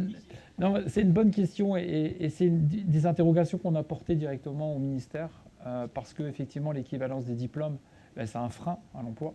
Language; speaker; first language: French; native; French